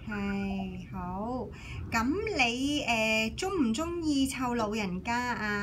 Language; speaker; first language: Cantonese; native; Cantonese